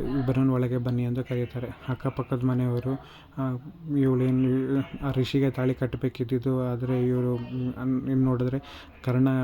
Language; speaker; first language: Kannada; native; Kannada